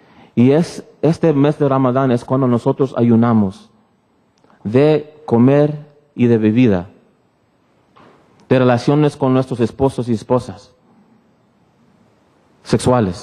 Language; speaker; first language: Spanish; early bilingual, heritage; Spanish